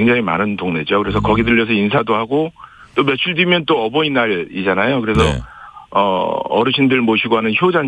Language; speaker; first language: Korean; native; Korean